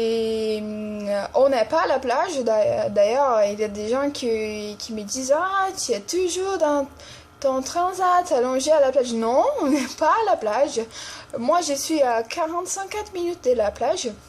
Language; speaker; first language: French; non-native, fluent; Portuguese